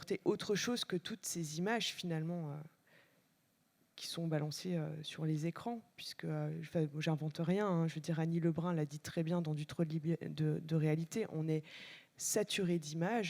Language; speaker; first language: French; native; French